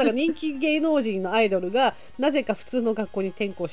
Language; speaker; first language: Japanese; native; Japanese